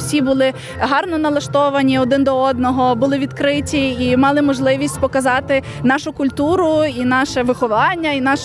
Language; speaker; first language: Ukrainian; native; Ukrainian